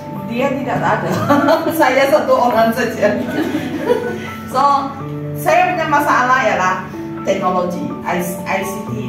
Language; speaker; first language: Malay; native; Malay